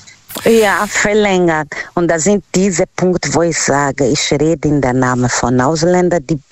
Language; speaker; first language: German; non-native, learner; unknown